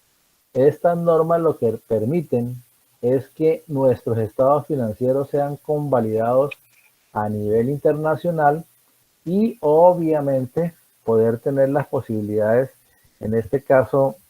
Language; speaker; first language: Spanish; native; Spanish